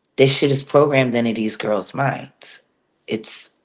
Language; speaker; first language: English; native; English